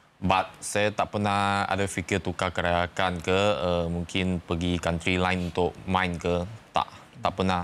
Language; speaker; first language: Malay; non-native, local second language; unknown